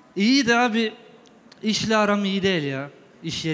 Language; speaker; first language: Turkish; native; Turkish